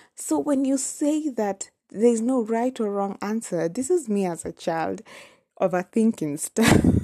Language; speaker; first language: English; non-native, local second language; Kamba